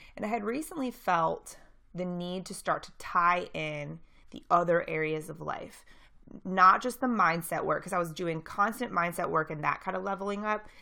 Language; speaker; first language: English; native; English